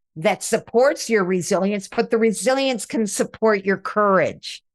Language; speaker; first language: English; native; English